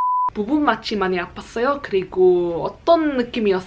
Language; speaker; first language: Korean; early bilingual, heritage; Korean